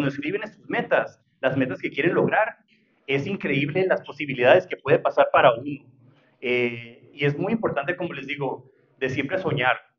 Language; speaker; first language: Spanish; early bilingual, heritage; Spanish